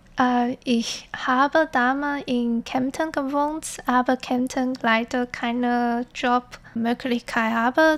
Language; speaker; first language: German; non-native, fluent; Chinese